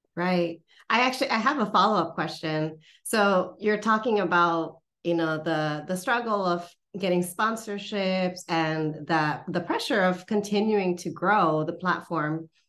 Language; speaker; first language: English; early bilingual, other home language; Spanish